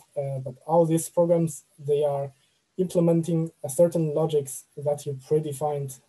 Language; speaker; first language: English; non-native, fluent; Chinese